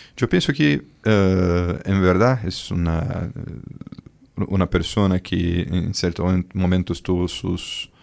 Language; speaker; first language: Spanish; non-native, fluent; Portuguese